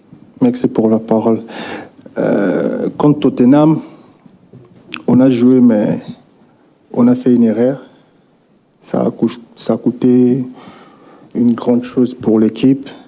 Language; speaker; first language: French; non-native, local second language; Lingala